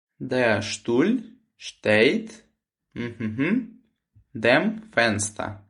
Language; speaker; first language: German; non-native, fluent; Ukrainian